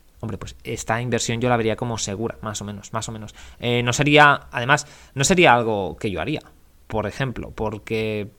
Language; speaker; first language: Spanish; native; Spanish